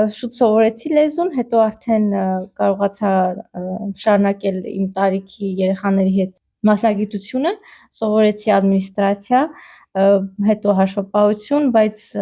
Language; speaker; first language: Armenian; native; Armenian